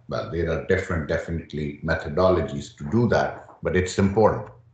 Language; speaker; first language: English; non-native, local second language; Urdu